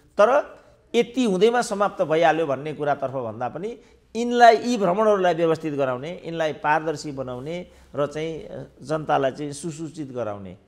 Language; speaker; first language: Nepali; native; Nepali